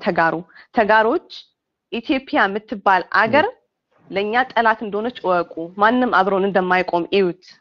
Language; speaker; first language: Amharic; non-native, local second language; Tigrinya